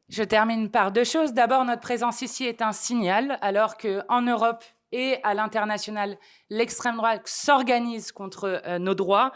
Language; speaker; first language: French; native; French